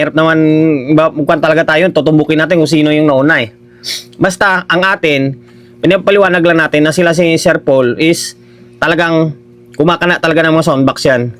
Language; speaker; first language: Filipino; non-native, local second language; Hiligaynon